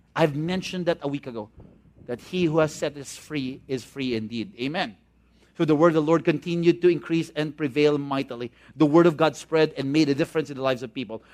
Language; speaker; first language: English; non-native, local second language; Cebuano